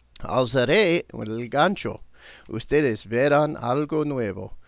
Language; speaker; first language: Spanish; non-native, learner; English